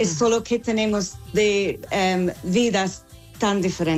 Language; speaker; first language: Spanish; non-native, fluent; English